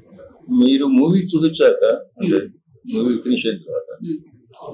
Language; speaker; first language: Telugu; native; Telugu